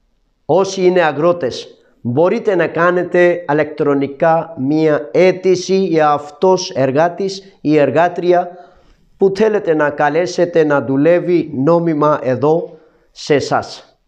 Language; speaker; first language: Greek; non-native, fluent; Urdu